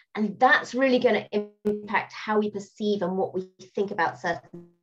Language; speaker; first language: English; native; English